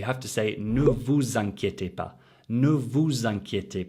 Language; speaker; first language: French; non-native, fluent; English